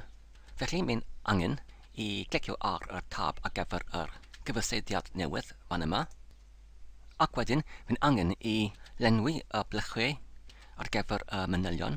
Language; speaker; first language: Welsh; non-native, learner; English